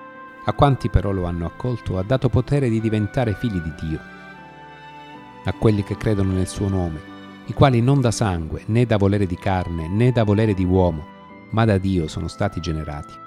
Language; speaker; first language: Italian; native; Italian